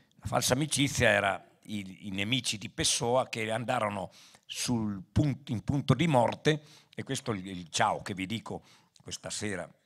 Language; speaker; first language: Italian; native; Italian